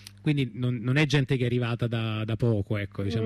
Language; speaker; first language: Italian; native; Italian